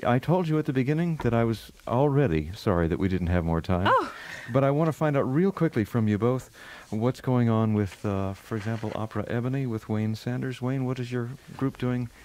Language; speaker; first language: English; native; English